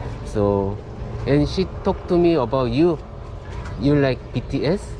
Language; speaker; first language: English; non-native, learner; Korean